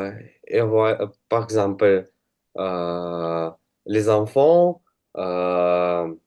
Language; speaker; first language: French; non-native, learner; Russian